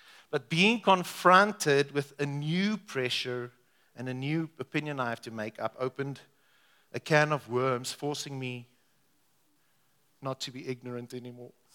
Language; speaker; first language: English; non-native, local second language; Afrikaans